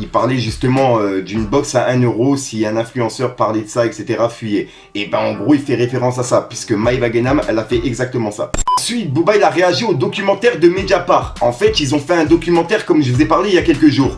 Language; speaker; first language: French; native; French